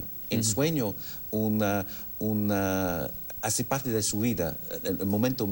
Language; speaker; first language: Spanish; non-native, fluent; English